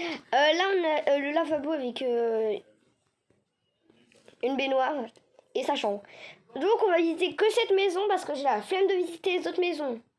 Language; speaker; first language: French; native; French